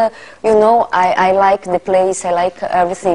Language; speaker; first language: English; non-native, learner; Portuguese